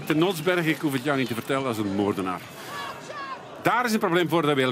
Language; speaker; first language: Dutch; native; Dutch